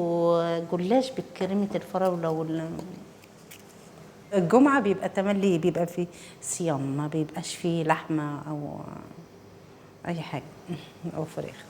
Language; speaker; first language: Arabic; native; Arabic